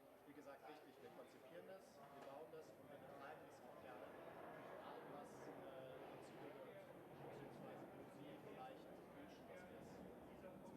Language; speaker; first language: German; native; German